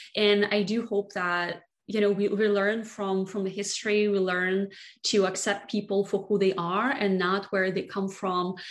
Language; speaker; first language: English; non-native, fluent; Russian